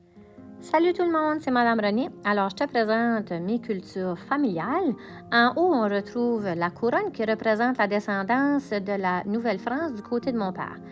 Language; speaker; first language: French; native; French